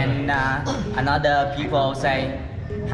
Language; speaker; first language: English; non-native, learner; Vietnamese